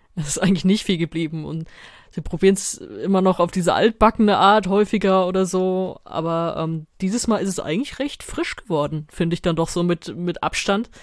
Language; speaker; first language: German; native; German